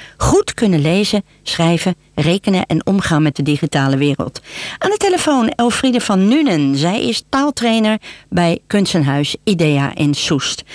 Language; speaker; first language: Dutch; native; Dutch